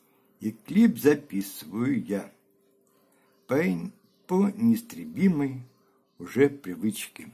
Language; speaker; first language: Russian; native; Russian